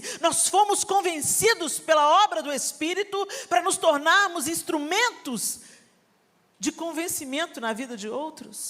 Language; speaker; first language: Portuguese; native; Portuguese